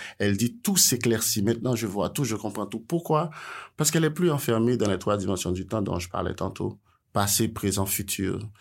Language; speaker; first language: French; non-native, local second language; Haitian Creole